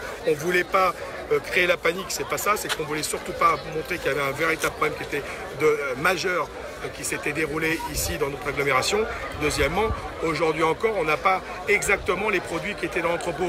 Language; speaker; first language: French; native; French